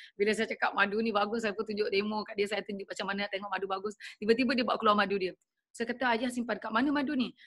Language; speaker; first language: Malay; native; Malay